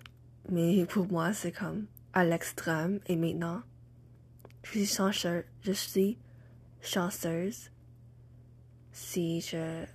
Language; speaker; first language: French; non-native, learner; English